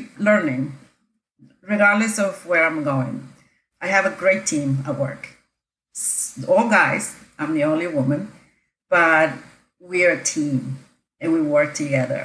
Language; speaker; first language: English; non-native, fluent; Spanish